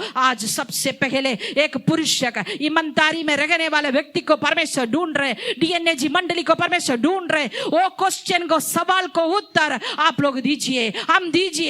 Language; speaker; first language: Hindi; non-native, local second language; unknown